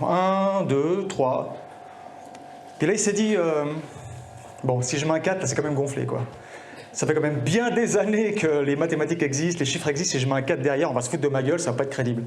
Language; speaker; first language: French; native; French